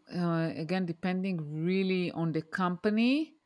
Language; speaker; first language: English; non-native, fluent; Hebrew